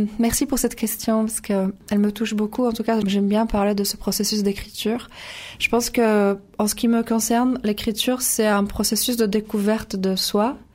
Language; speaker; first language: French; non-native, fluent; Polish